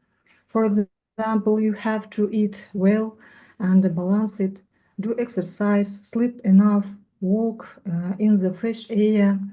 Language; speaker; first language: English; non-native, learner; Russian